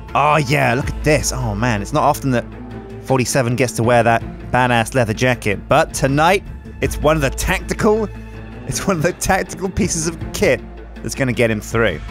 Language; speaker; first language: English; native; English